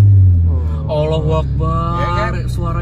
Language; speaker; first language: Indonesian; native; Indonesian